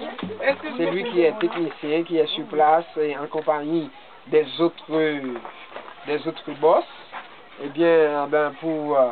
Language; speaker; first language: French; non-native, local second language; Haitian Creole